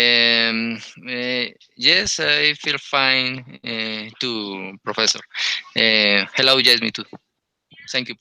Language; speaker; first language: English; non-native, learner; Spanish